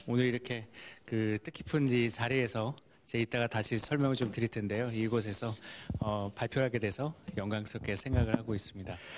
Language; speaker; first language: Korean; early bilingual, heritage; Korean